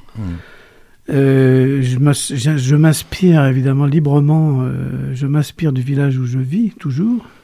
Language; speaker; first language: French; native; French